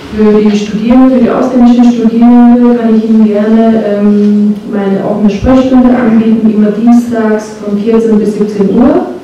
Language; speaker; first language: German; non-native, fluent; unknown